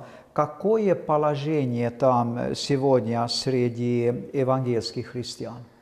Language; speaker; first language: Russian; non-native, fluent; Swedish